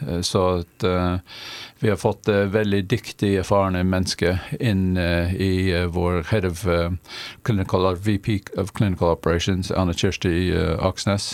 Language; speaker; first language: Norwegian; non-native, fluent; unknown